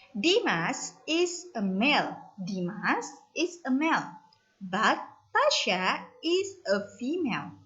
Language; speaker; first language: English; non-native, learner; Indonesian